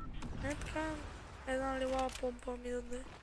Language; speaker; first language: Bulgarian; native; Bulgarian